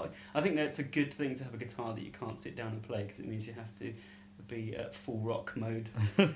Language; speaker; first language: English; native; English